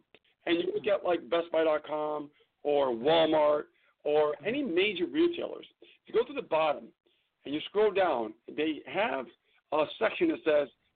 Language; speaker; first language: English; native; English